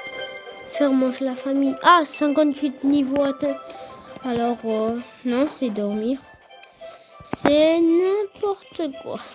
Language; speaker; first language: French; non-native, fluent; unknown